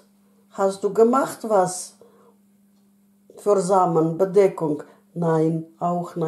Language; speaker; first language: German; non-native, fluent; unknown